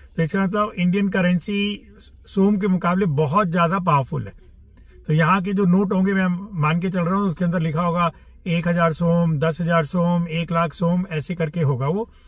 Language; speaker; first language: Hindi; native; Hindi